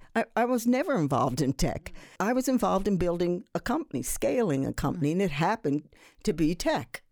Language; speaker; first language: English; native; English